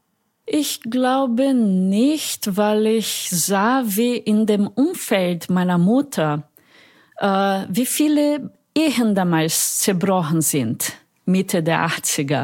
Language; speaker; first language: German; non-native, fluent; Portuguese